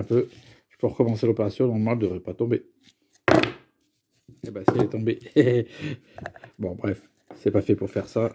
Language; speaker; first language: French; native; French